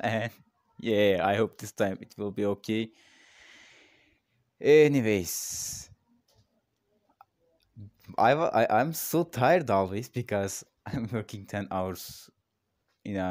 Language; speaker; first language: English; non-native, learner; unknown